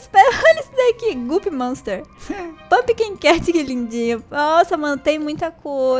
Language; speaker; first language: Portuguese; native; Portuguese